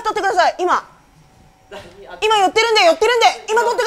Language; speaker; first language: Japanese; native; Japanese